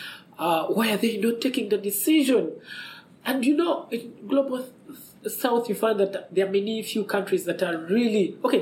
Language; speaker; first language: English; non-native, local second language; Ganda